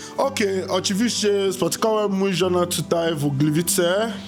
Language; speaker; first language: Polish; non-native, learner; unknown